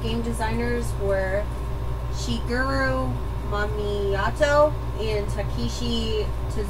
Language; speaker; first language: English; native; English